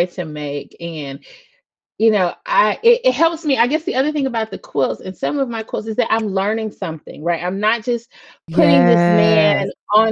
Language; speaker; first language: English; native; English